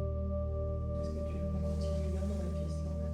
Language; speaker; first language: French; native; French